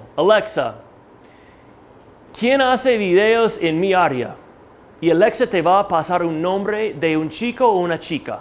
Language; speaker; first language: Spanish; non-native, fluent; English